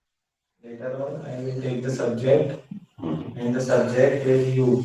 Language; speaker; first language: English; non-native, learner; Hindi